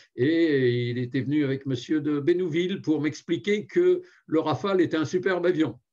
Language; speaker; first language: French; native; French